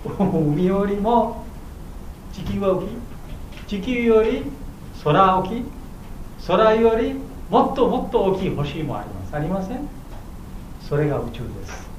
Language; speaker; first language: Japanese; non-native, learner; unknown